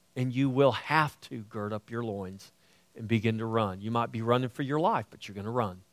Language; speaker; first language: English; native; English